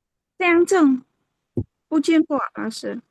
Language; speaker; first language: Chinese; non-native, learner; Khmer